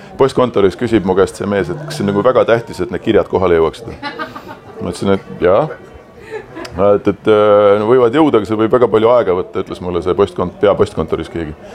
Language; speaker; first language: Estonian; native; Estonian